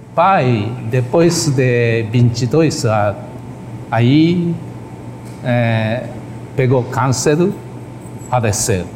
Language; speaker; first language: Portuguese; non-native, learner; Japanese